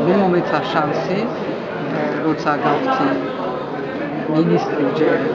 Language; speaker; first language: Georgian; early bilingual, heritage; Georgian